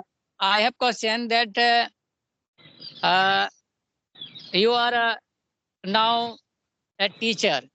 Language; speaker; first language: English; non-native, learner; Hindi